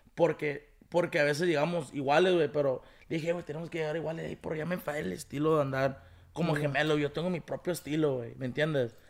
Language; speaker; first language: Spanish; early bilingual, heritage; Spanish